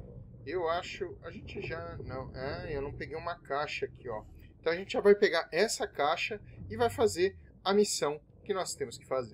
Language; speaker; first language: Portuguese; native; Portuguese